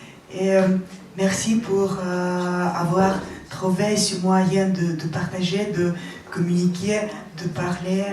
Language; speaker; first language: French; non-native, fluent; Russian